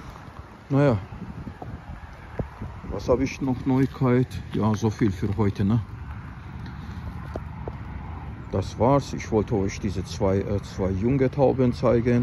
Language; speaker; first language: German; non-native, fluent; Azerbaijani